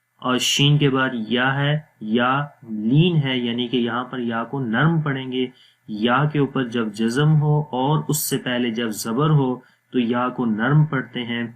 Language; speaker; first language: Urdu; non-native, local second language; Punjabi